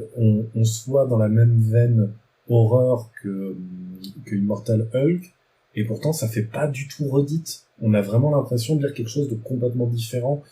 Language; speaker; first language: French; native; French